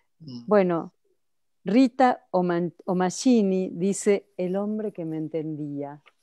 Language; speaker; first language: Spanish; native; Spanish